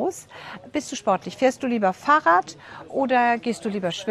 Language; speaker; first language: German; native; German